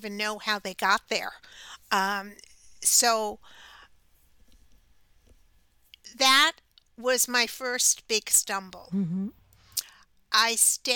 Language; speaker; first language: English; native; English